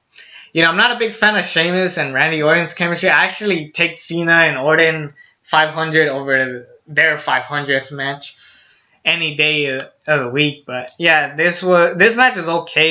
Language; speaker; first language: English; native; English